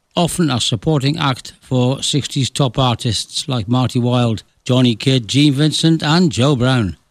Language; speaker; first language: English; native; English